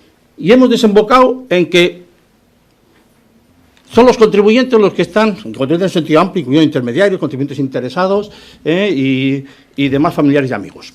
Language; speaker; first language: Spanish; native; Spanish